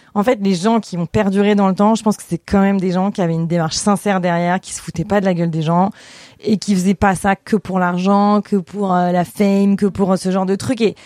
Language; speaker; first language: French; native; French